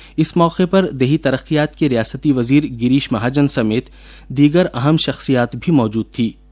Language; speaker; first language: Urdu; native; Urdu